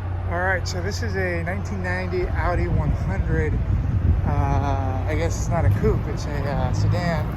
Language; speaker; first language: English; native; English